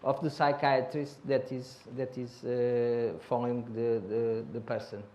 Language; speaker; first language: English; non-native, learner; Portuguese